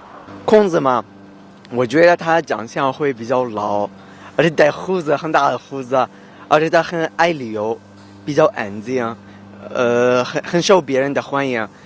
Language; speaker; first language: Chinese; non-native, fluent; Arabic